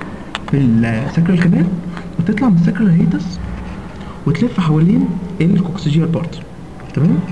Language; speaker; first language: Arabic; native; Arabic